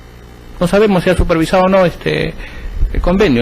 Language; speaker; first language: Spanish; native; Spanish